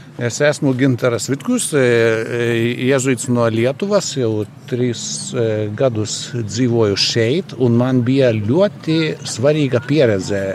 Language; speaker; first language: Latvian; non-native, learner; Lithuanian